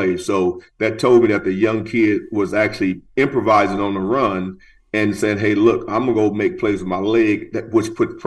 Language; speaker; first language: English; native; English